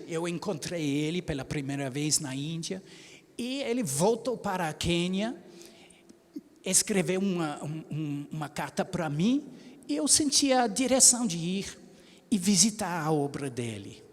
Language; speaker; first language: Portuguese; non-native, fluent; English